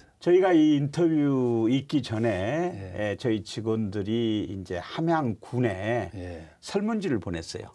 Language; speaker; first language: Korean; native; Korean